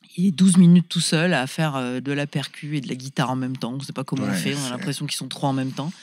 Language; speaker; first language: French; native; French